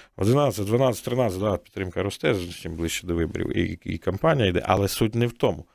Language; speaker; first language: Ukrainian; native; Ukrainian